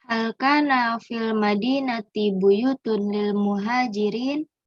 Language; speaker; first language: Arabic; non-native, learner; Indonesian